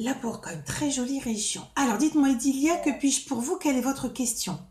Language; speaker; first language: French; native; French